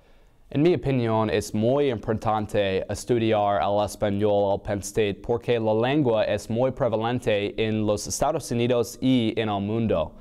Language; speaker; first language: Spanish; non-native, learner; English